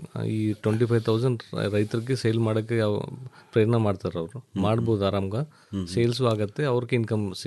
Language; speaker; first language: Kannada; non-native, learner; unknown